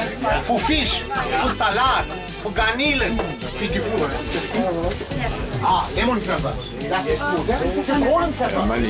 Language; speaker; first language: German; non-native, learner; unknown